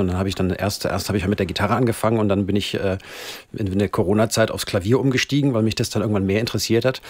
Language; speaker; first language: German; native; German